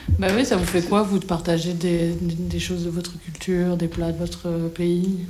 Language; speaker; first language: French; native; French